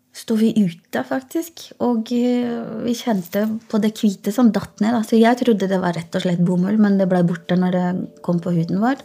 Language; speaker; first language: Norwegian; early bilingual, other home language; Portuguese